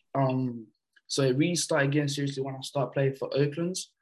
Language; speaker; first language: English; early bilingual, other home language; French